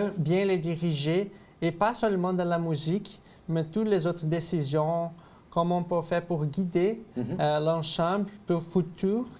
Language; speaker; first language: French; non-native, fluent; Portuguese